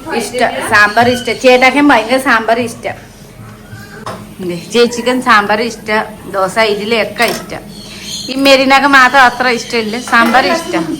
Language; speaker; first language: Malayalam; non-native, fluent; Nepali